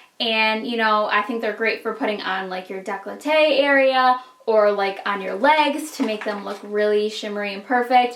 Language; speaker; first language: English; native; English